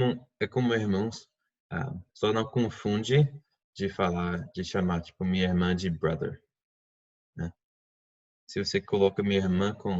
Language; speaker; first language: Portuguese; non-native, fluent; English